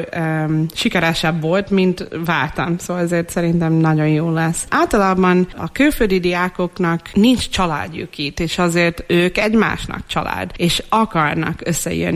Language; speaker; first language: Hungarian; non-native, fluent; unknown